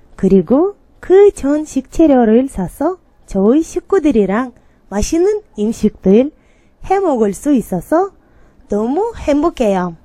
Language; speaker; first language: Korean; non-native, fluent; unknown